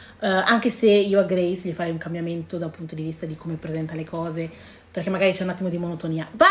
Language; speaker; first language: Italian; early bilingual, other home language; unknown